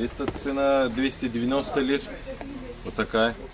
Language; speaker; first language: Russian; non-native, learner; Turkish